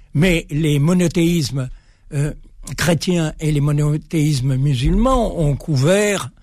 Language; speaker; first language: French; native; French